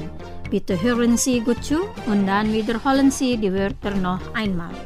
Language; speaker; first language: German; non-native, fluent; Indonesian